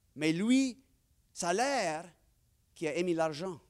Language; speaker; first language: French; non-native, fluent; English